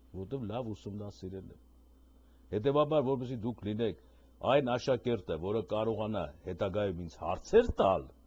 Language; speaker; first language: Armenian; native; Armenian